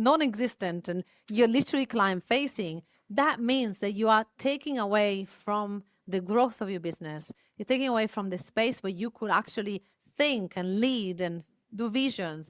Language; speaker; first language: English; non-native, fluent; Italian